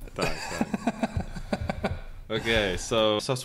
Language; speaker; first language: Polish; non-native, learner; English